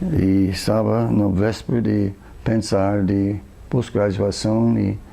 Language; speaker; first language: Portuguese; non-native, fluent; English